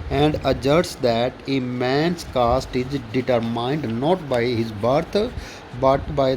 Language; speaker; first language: English; non-native, local second language; Punjabi